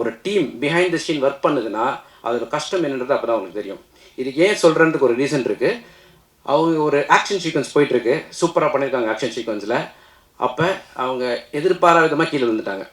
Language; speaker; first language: Tamil; native; Tamil